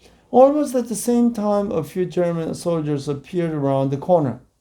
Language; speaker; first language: English; non-native, fluent; Korean